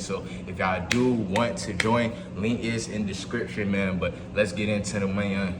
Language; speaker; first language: English; native; English